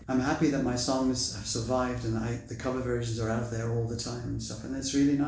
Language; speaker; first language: English; native; English